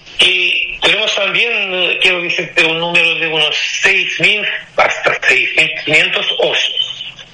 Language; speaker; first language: Spanish; non-native, fluent; Romanian